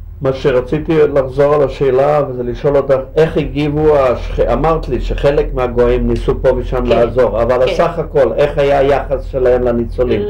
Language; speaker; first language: Hebrew; native; Hebrew